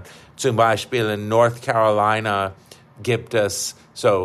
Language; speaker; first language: German; non-native, fluent; English